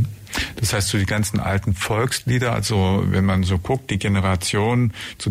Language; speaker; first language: German; native; German